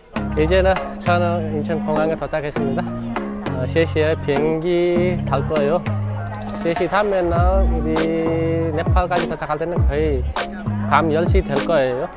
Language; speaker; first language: Korean; non-native, fluent; Nepali